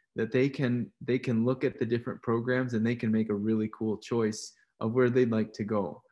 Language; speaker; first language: English; native; English